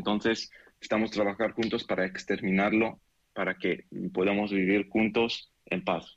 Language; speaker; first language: Spanish; non-native, learner; Hebrew